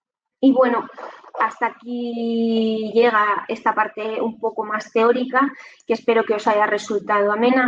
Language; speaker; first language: Spanish; native; Spanish